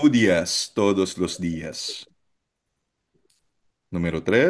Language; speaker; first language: Spanish; non-native, fluent; Filipino